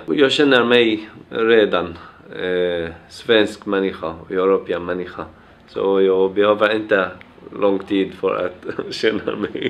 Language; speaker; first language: Swedish; non-native, fluent; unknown